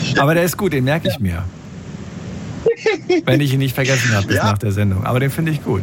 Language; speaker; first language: German; native; German